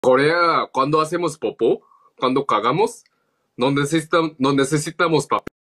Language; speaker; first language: Spanish; non-native, learner; Korean